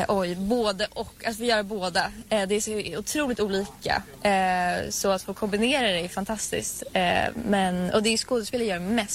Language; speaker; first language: Swedish; native; Swedish